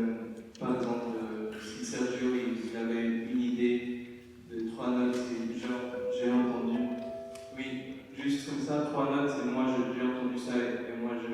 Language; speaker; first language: French; non-native, fluent; English